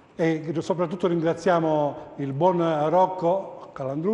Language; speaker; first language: Italian; native; Italian